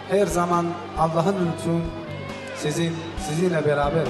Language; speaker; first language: Turkish; non-native, fluent; Tajik